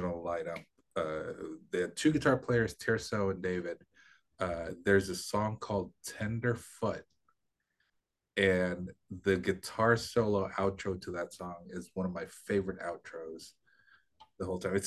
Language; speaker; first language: English; non-native, local second language; Filipino